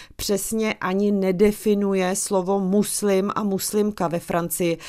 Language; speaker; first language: Czech; native; Czech